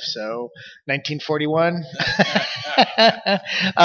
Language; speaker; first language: English; native; English